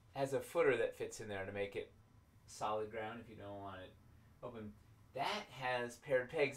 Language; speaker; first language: English; native; English